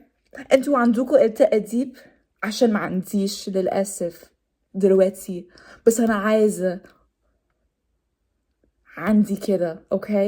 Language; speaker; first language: Arabic; non-native, learner; English